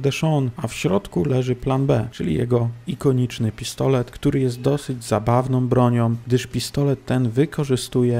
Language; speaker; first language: Polish; native; Polish